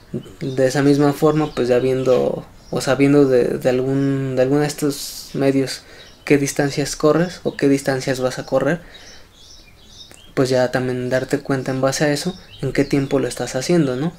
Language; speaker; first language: Spanish; native; Spanish